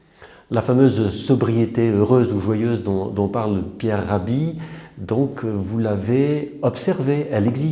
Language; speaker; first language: French; native; French